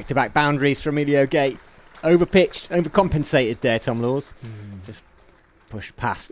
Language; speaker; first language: English; native; English